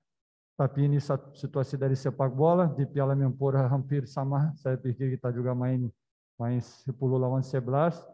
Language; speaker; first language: Indonesian; non-native, learner; Portuguese